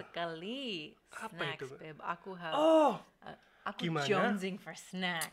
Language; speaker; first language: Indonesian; non-native, learner; English